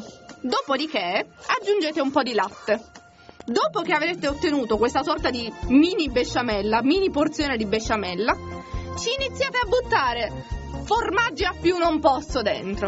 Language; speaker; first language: Italian; native; Italian